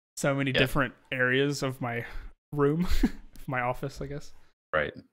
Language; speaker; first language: English; native; English